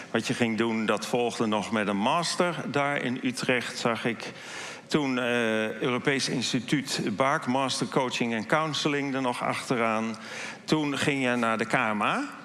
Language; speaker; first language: Dutch; native; Dutch